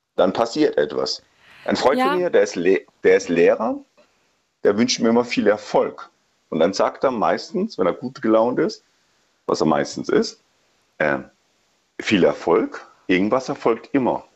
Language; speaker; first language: German; native; German